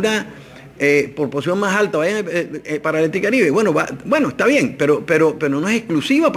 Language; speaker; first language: Spanish; native; Spanish